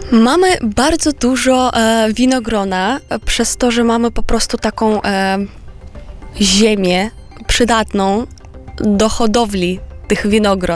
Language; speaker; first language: Polish; non-native, fluent; Romanian